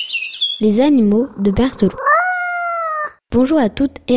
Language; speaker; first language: French; native; French